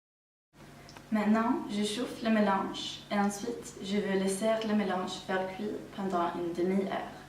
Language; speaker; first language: French; non-native, learner; Swedish